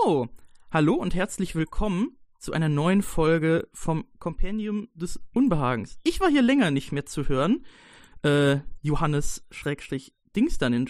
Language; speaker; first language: German; native; German